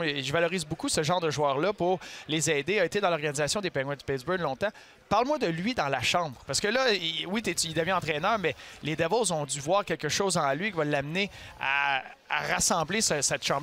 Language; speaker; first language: French; native; French